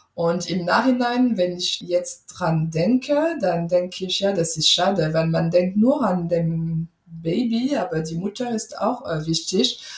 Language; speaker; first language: German; non-native, fluent; French